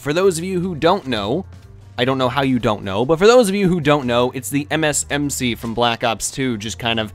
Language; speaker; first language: English; native; English